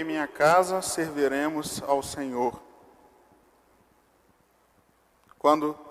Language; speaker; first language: Portuguese; native; Portuguese